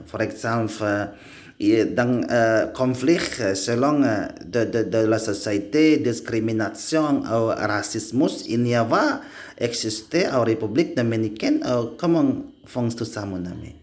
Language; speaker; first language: French; non-native, learner; Indonesian